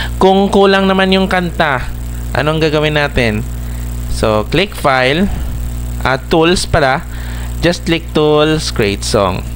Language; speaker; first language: Filipino; non-native, local second language; Hiligaynon